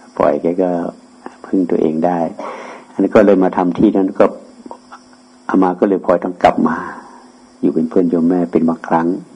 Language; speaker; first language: Thai; native; Thai